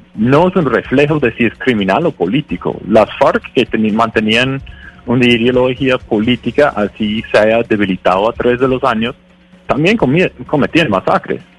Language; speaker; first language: Spanish; non-native, fluent; English